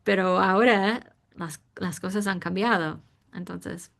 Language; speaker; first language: Spanish; non-native, fluent; English